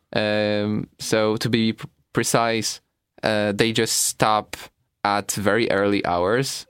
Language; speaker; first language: English; non-native, fluent; Polish